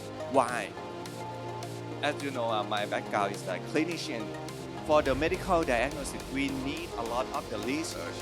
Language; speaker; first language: English; non-native, learner; Thai